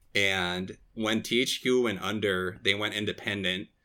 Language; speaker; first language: English; non-native, fluent; Portuguese